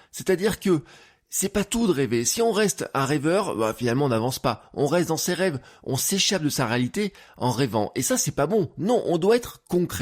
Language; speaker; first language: French; native; French